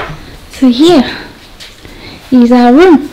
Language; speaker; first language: English; non-native, learner; Thai